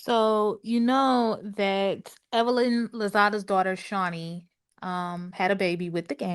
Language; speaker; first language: English; native; English